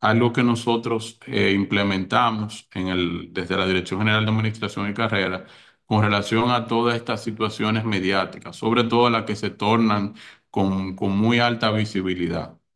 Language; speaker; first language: Spanish; native; Spanish